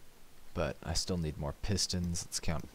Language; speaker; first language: English; native; English